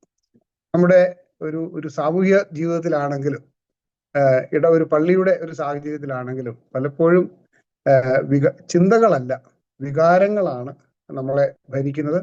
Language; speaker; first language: Malayalam; native; Malayalam